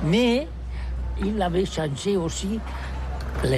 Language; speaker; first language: French; non-native, learner; Catalan